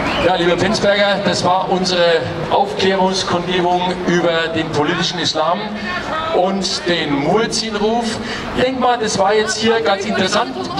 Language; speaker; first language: German; native; German